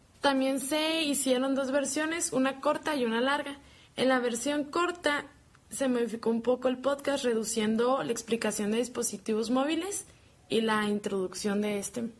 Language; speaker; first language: Spanish; native; Spanish